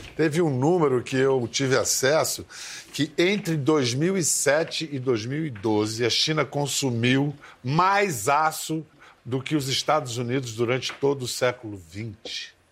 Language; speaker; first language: Portuguese; native; Portuguese